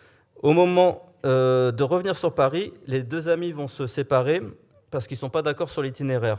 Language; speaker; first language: French; native; French